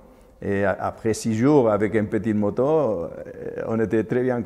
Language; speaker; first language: French; non-native, fluent; Spanish